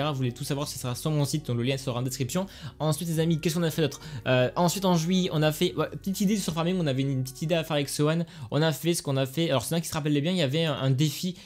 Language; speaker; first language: French; native; French